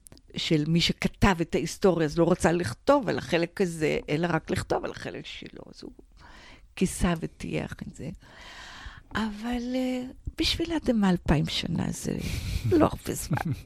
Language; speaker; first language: Hebrew; non-native, fluent; English